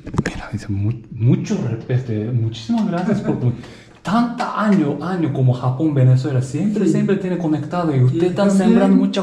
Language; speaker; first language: Spanish; non-native, learner; Japanese